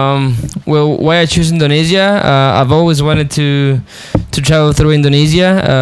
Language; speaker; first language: English; non-native, fluent; Spanish